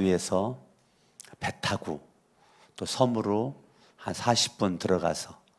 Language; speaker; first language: Korean; native; Korean